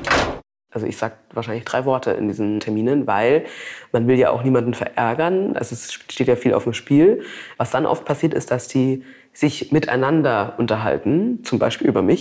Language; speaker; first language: German; native; German